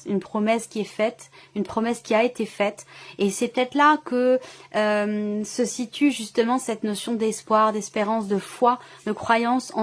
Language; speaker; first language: French; native; French